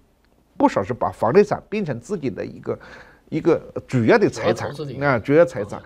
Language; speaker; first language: Chinese; native; Chinese